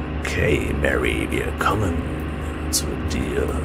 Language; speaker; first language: German; native; German